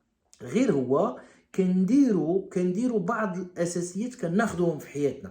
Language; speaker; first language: Arabic; native; Arabic